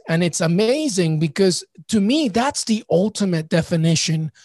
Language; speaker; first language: English; early bilingual, other home language; Spanish